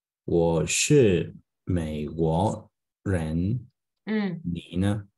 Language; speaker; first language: Chinese; non-native, learner; Spanish